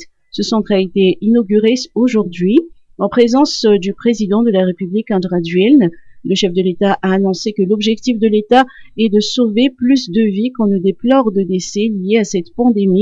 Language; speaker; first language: French; non-native, local second language; Malagasy